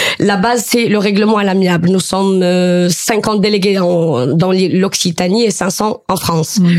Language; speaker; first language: French; non-native, local second language; Arabic